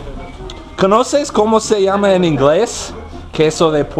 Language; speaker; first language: Spanish; non-native, learner; English